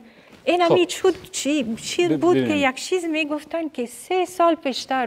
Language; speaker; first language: Persian; non-native, fluent; Arabic